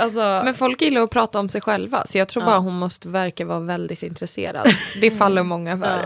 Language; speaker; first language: Swedish; native; Swedish